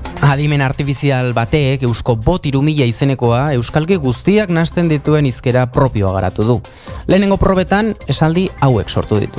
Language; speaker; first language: Basque; native; Basque